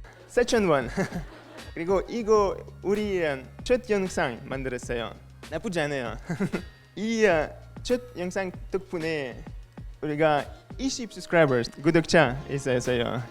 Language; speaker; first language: Korean; non-native, learner; French